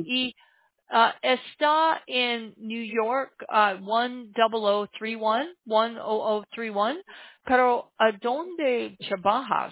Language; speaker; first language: Spanish; non-native, learner; English